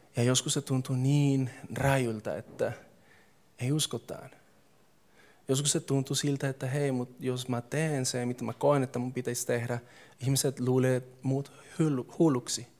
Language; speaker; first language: Finnish; non-native, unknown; English